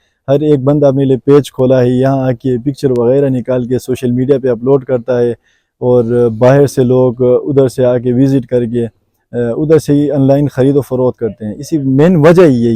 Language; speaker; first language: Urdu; non-native, local second language; Khowar